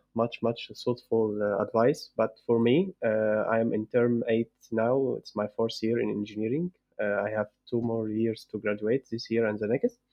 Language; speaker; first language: English; non-native, fluent; Arabic